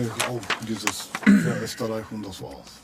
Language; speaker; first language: German; non-native, learner; Czech